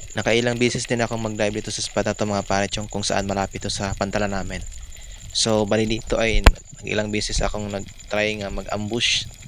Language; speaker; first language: Filipino; non-native, local second language; Cebuano